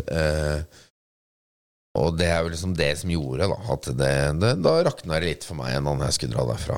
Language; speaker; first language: Norwegian; native; Norwegian